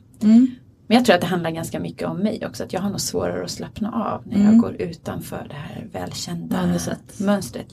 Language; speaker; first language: Swedish; native; Swedish